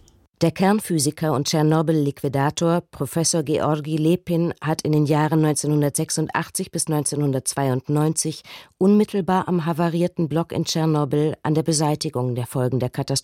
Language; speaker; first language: German; native; German